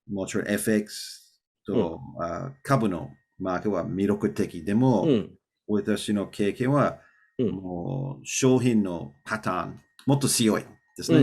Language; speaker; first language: Japanese; non-native, learner; English